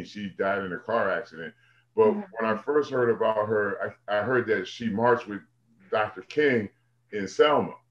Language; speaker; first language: English; native; English